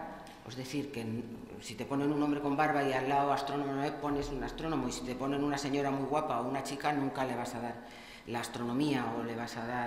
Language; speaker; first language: Spanish; native; Spanish